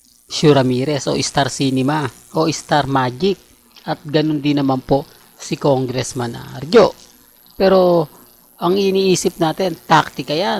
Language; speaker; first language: Filipino; native; Filipino